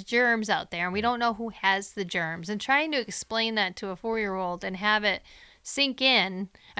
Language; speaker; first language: English; native; English